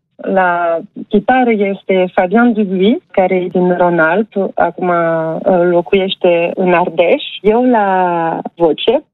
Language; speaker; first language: Romanian; early bilingual, heritage; Romanian